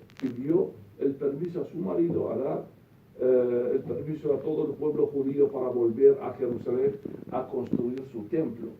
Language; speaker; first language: Spanish; non-native, fluent; Arabic